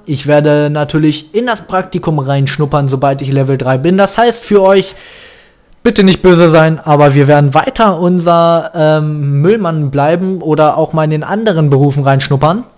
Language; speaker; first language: German; native; German